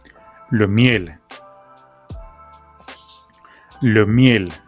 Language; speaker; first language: French; non-native, fluent; Spanish